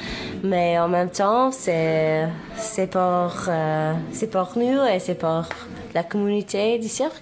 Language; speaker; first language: French; non-native, learner; English